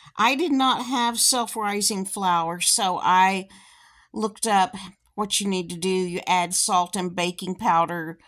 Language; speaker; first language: English; native; English